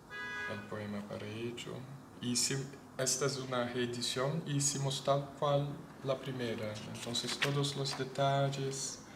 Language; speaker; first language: Spanish; non-native, fluent; Portuguese